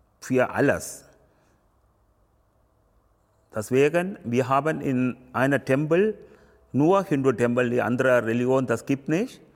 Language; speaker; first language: German; non-native, learner; Tamil